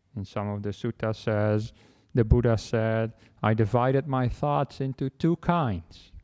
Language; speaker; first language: English; non-native, fluent; Dutch